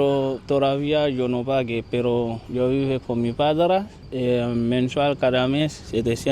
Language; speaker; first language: Spanish; non-native, learner; Haitian Creole